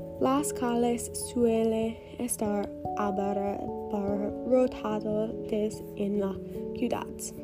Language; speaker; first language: Spanish; non-native, learner; English